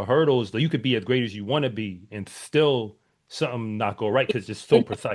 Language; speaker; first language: English; native; English